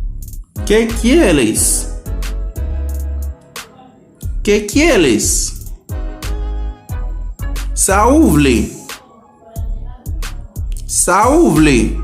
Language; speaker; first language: Spanish; non-native, fluent; Haitian Creole